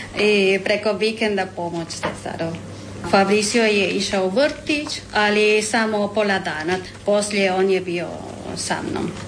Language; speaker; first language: Croatian; non-native, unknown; Spanish